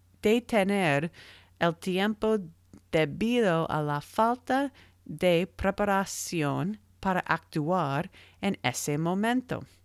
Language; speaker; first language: Spanish; non-native, learner; English